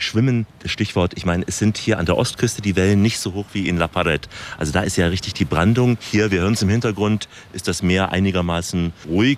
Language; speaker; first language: German; native; German